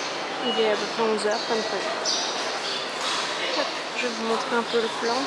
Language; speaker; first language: French; native; French